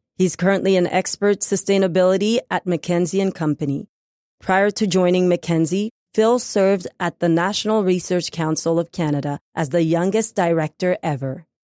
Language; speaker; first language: English; native; English